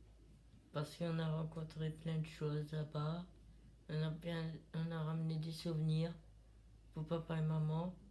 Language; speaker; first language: French; non-native, local second language; Réunion Creole French